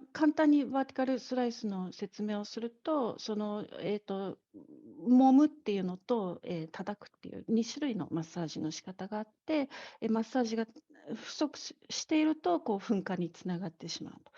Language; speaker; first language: Japanese; native; Japanese